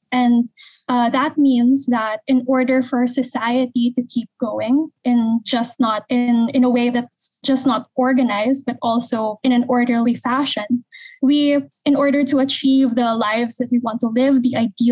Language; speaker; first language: English; non-native, local second language; Hiligaynon